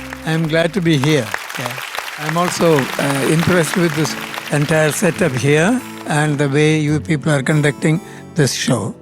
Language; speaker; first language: English; non-native, local second language; Malayalam